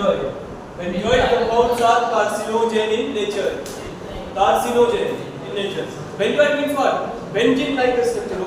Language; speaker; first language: English; non-native, local second language; Hindi